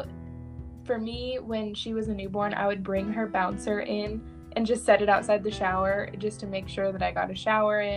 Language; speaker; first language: English; native; English